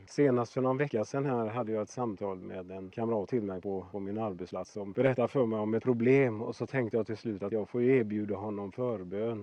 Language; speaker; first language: Swedish; native; Swedish